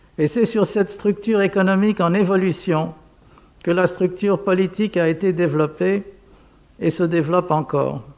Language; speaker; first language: French; non-native, fluent; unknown